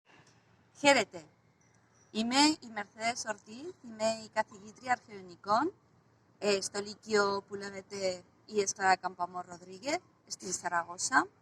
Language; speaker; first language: Greek; non-native, fluent; Spanish